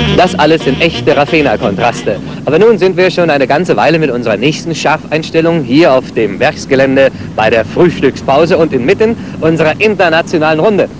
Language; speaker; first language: German; native; German